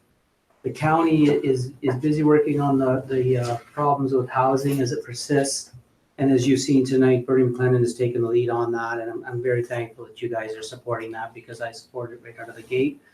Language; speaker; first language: English; native; English